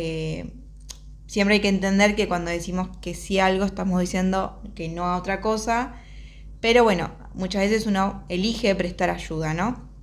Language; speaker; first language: Spanish; native; Spanish